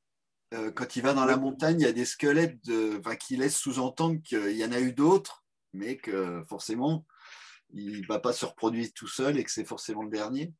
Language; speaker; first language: French; native; French